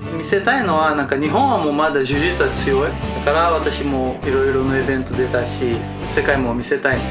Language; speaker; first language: Japanese; non-native, learner; Portuguese